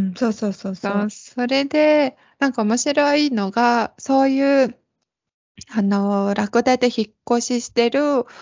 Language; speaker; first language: Japanese; non-native, fluent; Mongolian